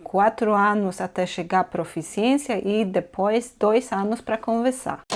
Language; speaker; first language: Portuguese; non-native, fluent; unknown